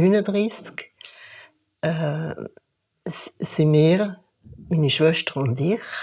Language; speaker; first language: German; early bilingual, heritage; German